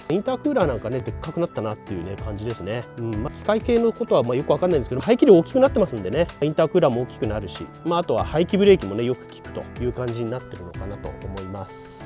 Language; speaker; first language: Japanese; native; Japanese